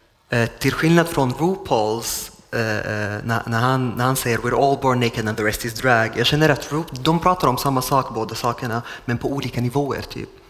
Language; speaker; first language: Swedish; non-native, fluent; Arabic